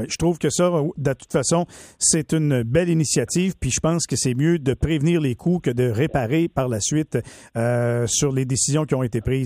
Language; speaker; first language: French; native; French